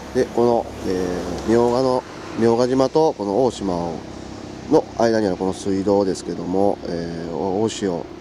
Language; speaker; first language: Japanese; native; Japanese